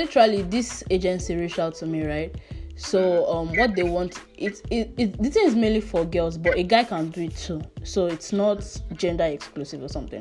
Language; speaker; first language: English; non-native, local second language; Igbo